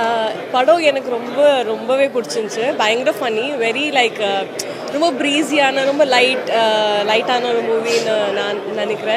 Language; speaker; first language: Tamil; non-native, fluent; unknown